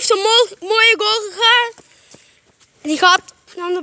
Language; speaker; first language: Dutch; non-native, local second language; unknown